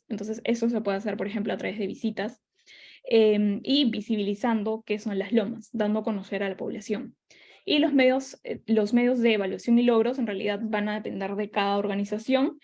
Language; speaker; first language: Spanish; native; Spanish